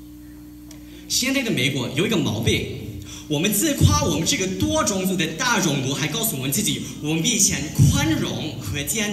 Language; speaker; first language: Chinese; non-native, learner; Cantonese